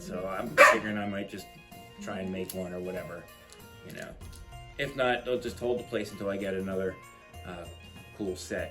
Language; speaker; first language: English; native; English